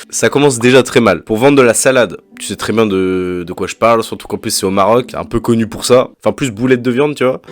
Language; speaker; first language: French; native; French